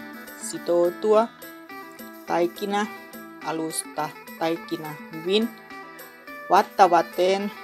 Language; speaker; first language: Finnish; non-native, learner; Northeastern Thai